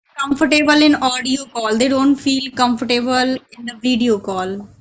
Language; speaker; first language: English; non-native, learner; Hindi